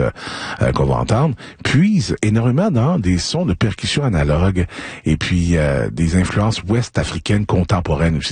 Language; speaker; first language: French; native; French